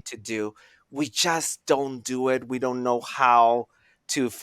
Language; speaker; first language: English; non-native, fluent; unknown